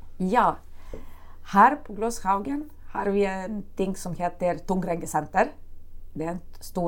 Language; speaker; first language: Norwegian; non-native, fluent; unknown